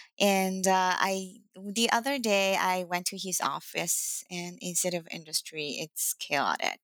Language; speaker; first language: English; non-native, fluent; Chinese